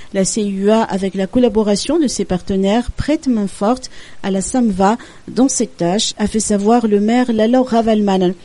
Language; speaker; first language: French; non-native, local second language; Malagasy